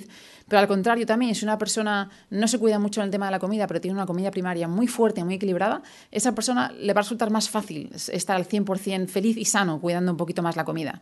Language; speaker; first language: Spanish; native; Spanish